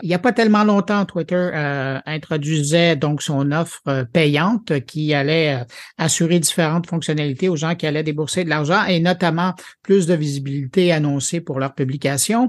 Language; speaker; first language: French; native; French